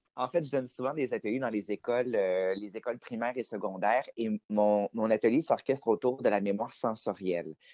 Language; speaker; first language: French; native; French